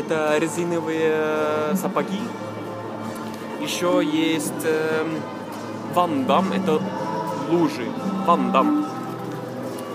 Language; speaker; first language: Russian; non-native, fluent; Norwegian